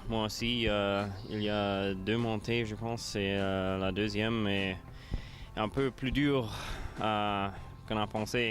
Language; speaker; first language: French; non-native, local second language; Luxembourgish